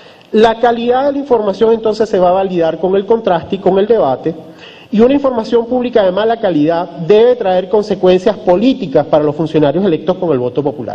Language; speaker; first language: Spanish; native; Spanish